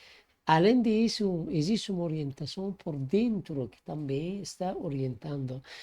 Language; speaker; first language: Portuguese; non-native, learner; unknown